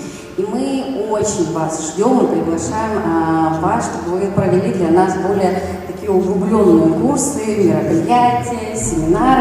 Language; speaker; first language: Russian; native; Russian